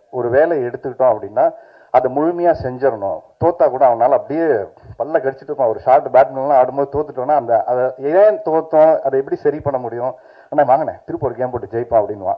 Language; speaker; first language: Tamil; native; Tamil